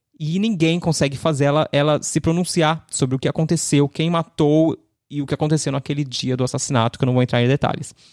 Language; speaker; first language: Portuguese; native; Portuguese